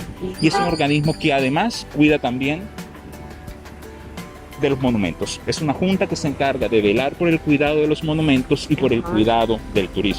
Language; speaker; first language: Spanish; native; Spanish